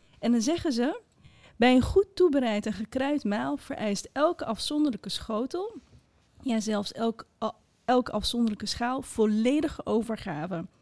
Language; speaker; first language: Dutch; early bilingual, other home language; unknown